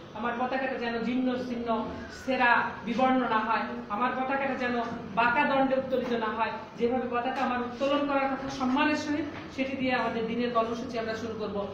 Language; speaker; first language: Bangla; native; Bangla